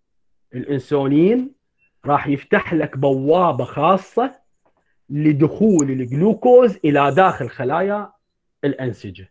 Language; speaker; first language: Arabic; native; Arabic